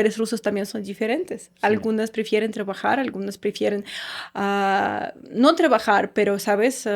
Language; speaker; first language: Spanish; non-native, fluent; Russian